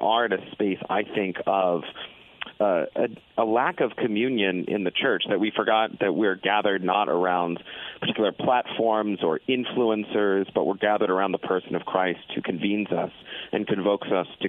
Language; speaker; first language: English; native; English